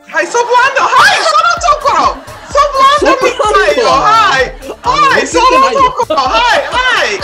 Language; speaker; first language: Japanese; non-native, learner; English